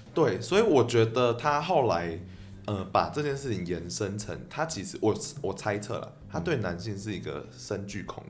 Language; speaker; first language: Chinese; native; Chinese